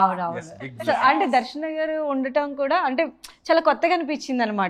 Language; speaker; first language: Telugu; native; Telugu